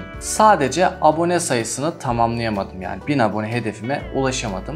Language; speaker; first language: Turkish; native; Turkish